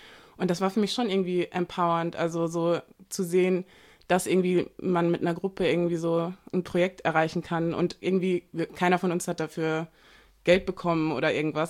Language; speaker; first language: German; native; German